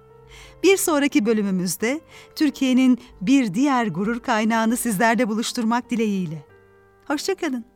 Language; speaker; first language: Turkish; native; Turkish